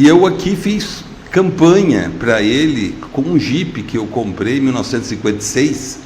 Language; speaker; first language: Portuguese; native; Portuguese